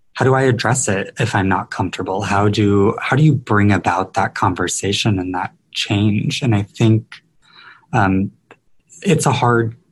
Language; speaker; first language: English; native; English